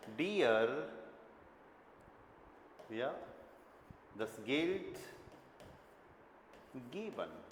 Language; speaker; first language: German; non-native, fluent; Hindi